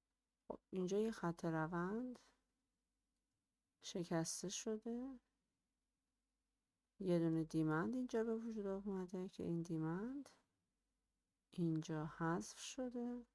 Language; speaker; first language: Persian; native; Persian